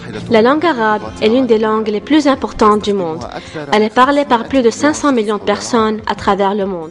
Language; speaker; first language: French; non-native, local second language; Arabic